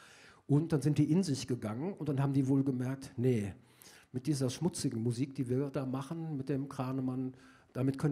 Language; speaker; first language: German; native; German